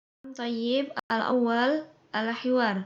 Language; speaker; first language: Arabic; non-native, fluent; Indonesian